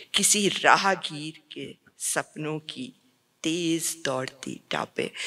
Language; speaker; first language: Hindi; native; Hindi